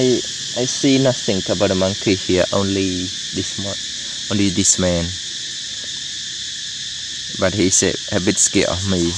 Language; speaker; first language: English; non-native, learner; Khmer